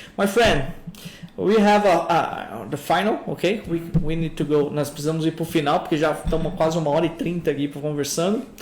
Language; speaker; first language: Portuguese; native; Portuguese